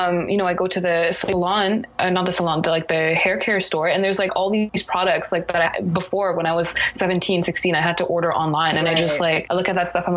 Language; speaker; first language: English; native; English